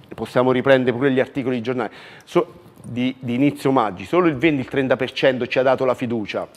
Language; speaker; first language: Italian; native; Italian